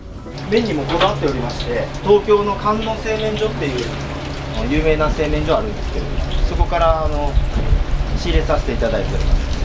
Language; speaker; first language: Japanese; native; Japanese